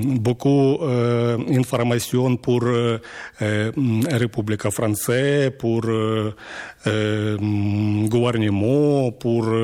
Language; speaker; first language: French; non-native, learner; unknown